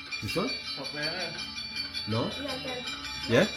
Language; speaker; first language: English; non-native, learner; Turkish